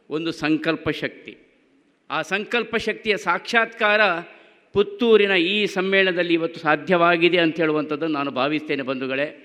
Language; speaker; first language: Kannada; non-native, local second language; Tulu